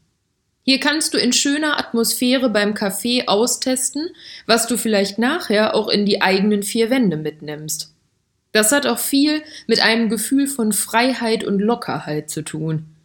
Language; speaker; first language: German; native; German